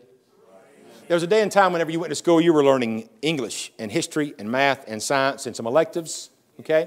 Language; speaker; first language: English; native; English